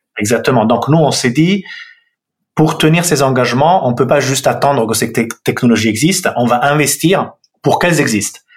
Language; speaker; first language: French; non-native, fluent; Italian